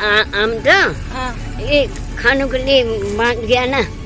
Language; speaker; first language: Hindi; non-native, local second language; Nepali